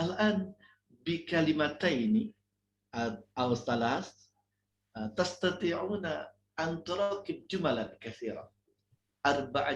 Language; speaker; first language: Arabic; non-native, fluent; Indonesian